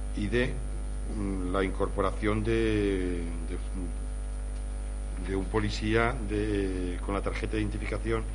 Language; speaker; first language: Spanish; non-native, local second language; Catalan